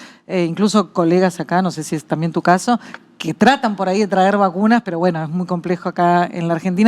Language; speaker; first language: Spanish; native; Spanish